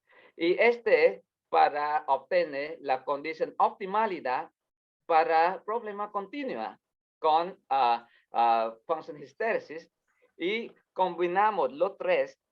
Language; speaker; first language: Spanish; non-native, learner; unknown